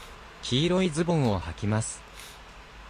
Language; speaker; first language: Japanese; non-native, learner; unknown